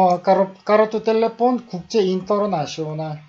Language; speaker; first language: Indonesian; non-native, learner; Korean